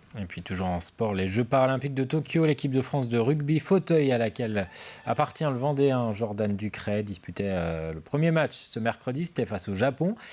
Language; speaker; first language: French; native; French